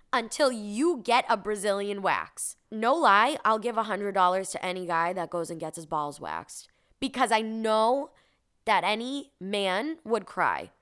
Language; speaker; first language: English; native; English